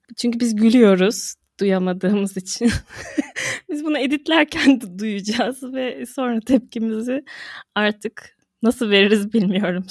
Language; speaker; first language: Turkish; native; Turkish